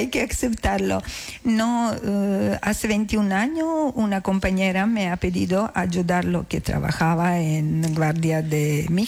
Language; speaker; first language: Spanish; non-native, learner; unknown